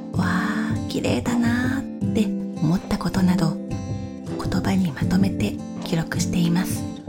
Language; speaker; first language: Japanese; native; Japanese